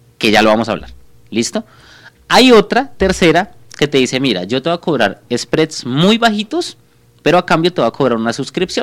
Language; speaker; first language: Spanish; native; Spanish